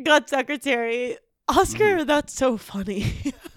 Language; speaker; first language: English; native; English